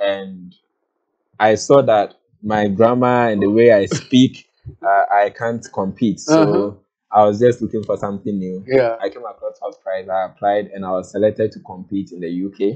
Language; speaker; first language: English; non-native, local second language; Akan